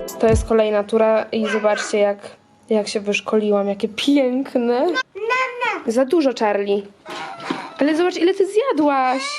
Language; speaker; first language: Polish; native; Polish